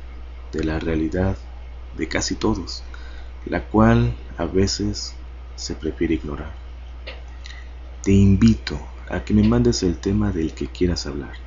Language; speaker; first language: Spanish; native; Spanish